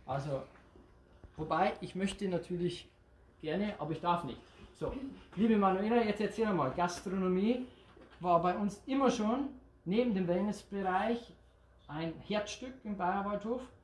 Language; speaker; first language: German; native; German